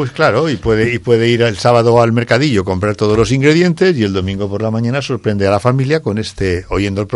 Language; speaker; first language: Spanish; native; Spanish